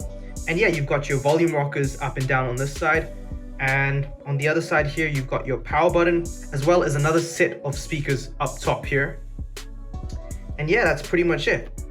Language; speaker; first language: English; native; English